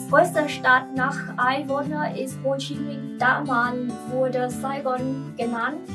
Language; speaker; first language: German; non-native, learner; Vietnamese